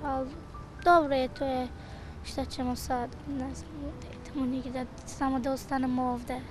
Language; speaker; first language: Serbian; non-native, learner; Persian